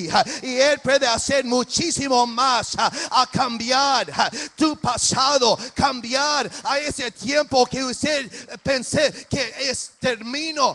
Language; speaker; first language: Spanish; early bilingual, heritage; English